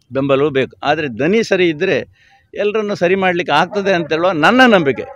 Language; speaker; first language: Kannada; native; Kannada